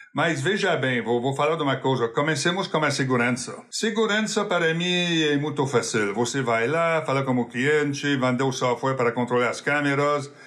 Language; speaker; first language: Portuguese; non-native, fluent; English